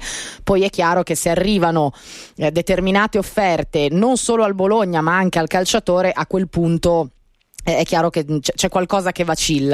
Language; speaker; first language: Italian; native; Italian